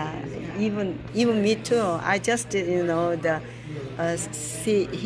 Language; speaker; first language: English; non-native, learner; Korean